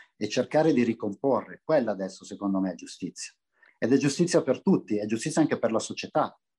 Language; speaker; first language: Italian; native; Italian